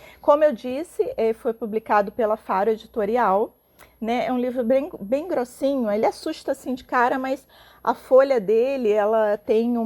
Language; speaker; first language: Portuguese; native; Portuguese